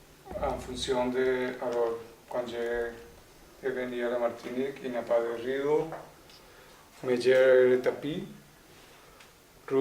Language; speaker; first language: French; non-native, fluent; Spanish